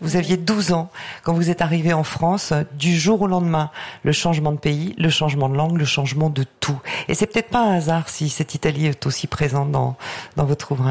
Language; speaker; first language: French; native; French